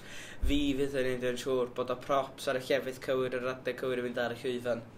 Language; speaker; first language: Welsh; native; Welsh